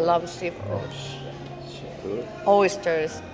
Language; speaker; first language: English; non-native, learner; Korean